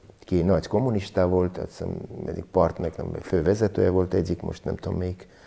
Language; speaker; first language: Hungarian; non-native, learner; Armenian